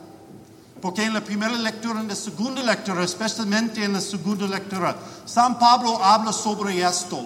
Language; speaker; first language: Spanish; non-native, learner; English